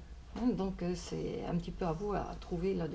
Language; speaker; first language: French; native; French